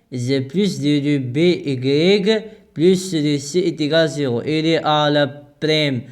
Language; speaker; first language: French; non-native, local second language; Arabic